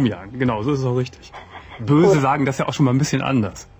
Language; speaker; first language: German; native; German